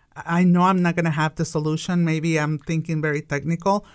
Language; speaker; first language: English; non-native, fluent; Spanish